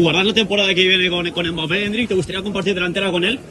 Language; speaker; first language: Spanish; native; Spanish